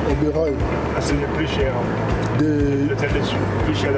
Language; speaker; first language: French; non-native, local second language; Morisyen